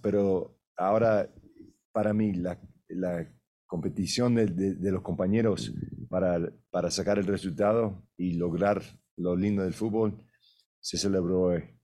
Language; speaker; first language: Spanish; native; Spanish